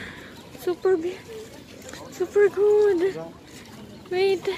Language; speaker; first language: English; non-native, fluent; Filipino